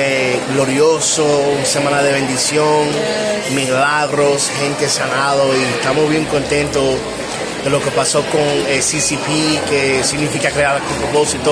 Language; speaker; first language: Spanish; early bilingual, heritage; Spanish